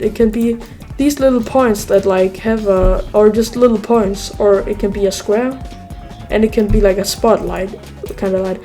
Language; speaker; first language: English; native; English